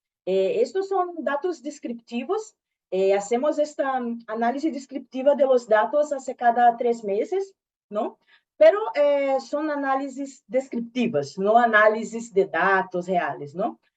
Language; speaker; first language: Spanish; non-native, learner; Portuguese